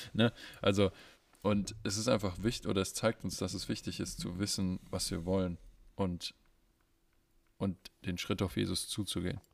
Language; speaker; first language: German; native; German